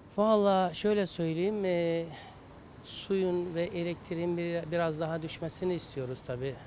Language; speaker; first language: Turkish; native; Turkish